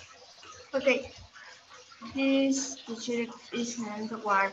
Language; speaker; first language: English; non-native, learner; Spanish